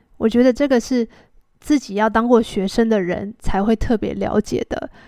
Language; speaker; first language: Chinese; native; Chinese